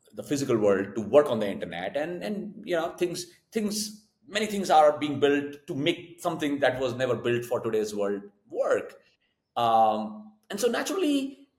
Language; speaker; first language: English; non-native, local second language; Hindi